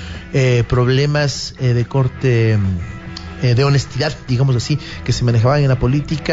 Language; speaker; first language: Spanish; native; Spanish